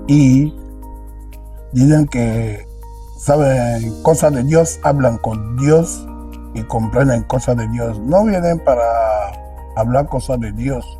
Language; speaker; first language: Spanish; non-native, local second language; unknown